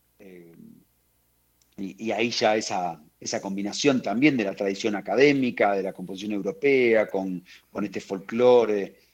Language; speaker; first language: Spanish; native; Spanish